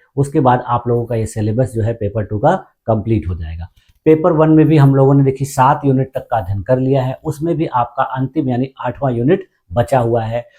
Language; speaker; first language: Hindi; native; Hindi